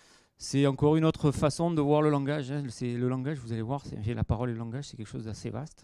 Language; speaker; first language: French; native; French